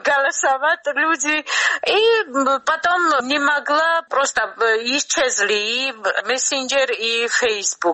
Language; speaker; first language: Russian; non-native, local second language; Georgian